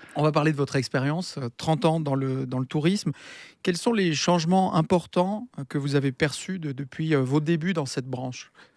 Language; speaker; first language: French; native; French